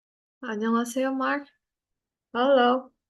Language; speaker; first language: Korean; non-native, learner; Indonesian